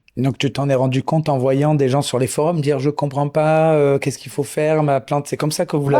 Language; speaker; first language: French; native; French